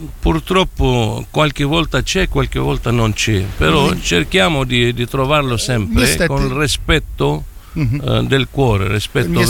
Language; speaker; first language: Italian; non-native, fluent; Arabic